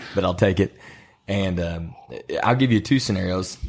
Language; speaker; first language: English; native; English